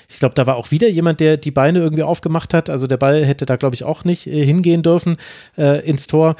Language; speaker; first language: German; native; German